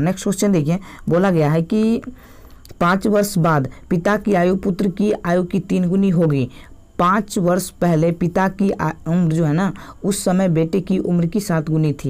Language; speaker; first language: Hindi; native; Hindi